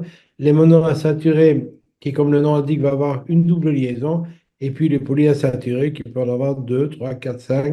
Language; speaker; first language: French; native; French